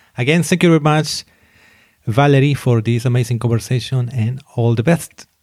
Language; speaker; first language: English; non-native, fluent; Spanish